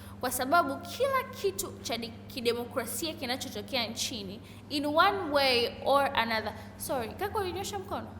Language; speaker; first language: Swahili; native; Swahili